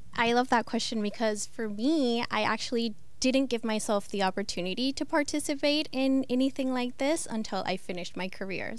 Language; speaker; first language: English; non-native, local second language; Spanish